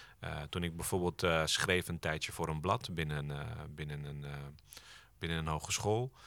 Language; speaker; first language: Dutch; early bilingual, other home language; Turkish